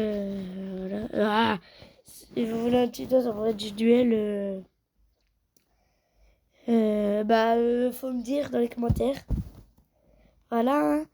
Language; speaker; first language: French; native; French